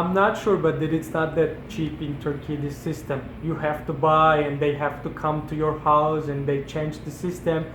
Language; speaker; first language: English; non-native, fluent; Turkish